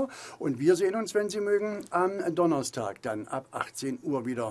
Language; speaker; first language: German; native; German